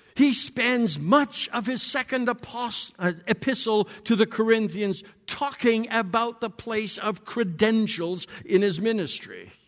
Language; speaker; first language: English; native; English